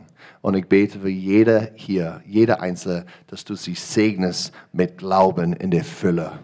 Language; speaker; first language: German; non-native, learner; English